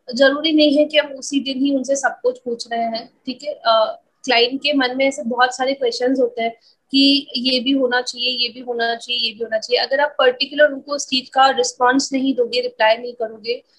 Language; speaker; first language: Hindi; native; Hindi